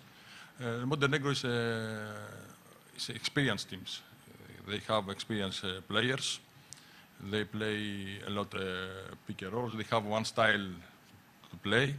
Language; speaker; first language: English; non-native, learner; Greek